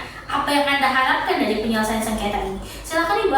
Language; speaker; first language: Indonesian; native; Indonesian